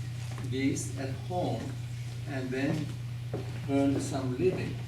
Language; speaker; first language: English; non-native, fluent; Japanese